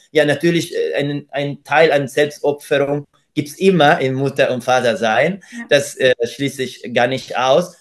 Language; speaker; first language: German; non-native, fluent; Italian